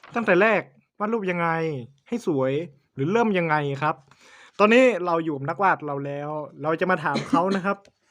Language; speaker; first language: Thai; native; Thai